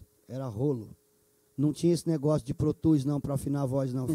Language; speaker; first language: Portuguese; native; Portuguese